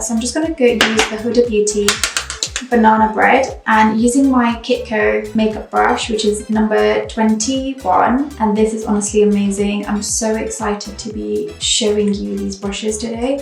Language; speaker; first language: English; native; English